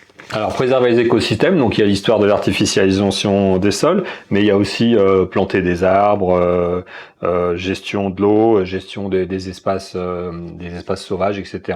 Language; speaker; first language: French; native; French